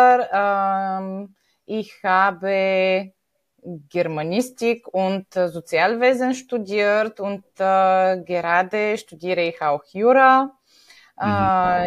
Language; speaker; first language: German; non-native, fluent; Bulgarian